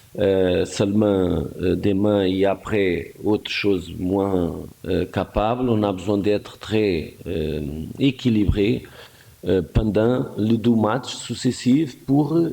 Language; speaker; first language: French; non-native, fluent; Portuguese